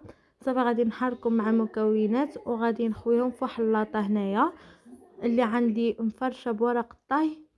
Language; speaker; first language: Arabic; native; Arabic